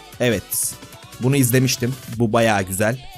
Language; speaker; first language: Turkish; native; Turkish